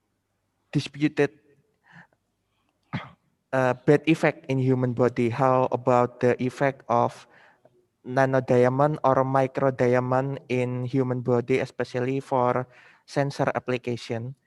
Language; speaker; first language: English; non-native, fluent; Indonesian